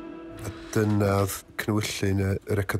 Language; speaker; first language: Welsh; native; Welsh